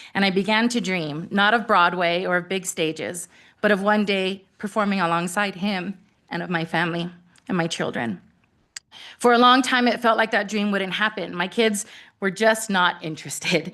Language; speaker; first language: English; native; English